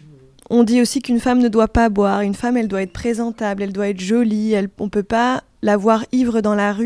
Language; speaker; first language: French; native; French